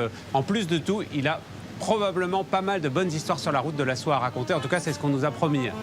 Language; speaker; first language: French; native; French